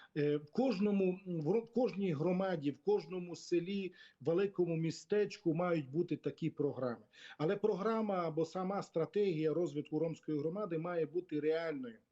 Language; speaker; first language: Ukrainian; non-native, local second language; Romany